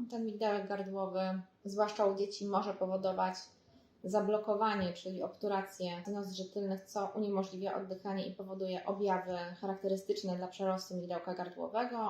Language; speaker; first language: Polish; native; Polish